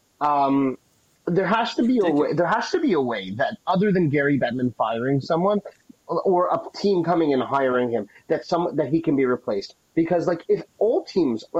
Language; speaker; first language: English; native; English